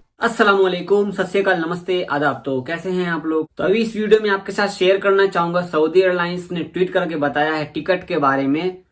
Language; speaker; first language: Hindi; native; Hindi